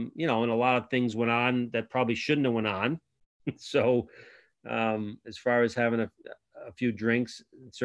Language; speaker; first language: English; native; English